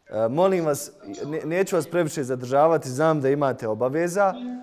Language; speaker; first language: Croatian; native; Croatian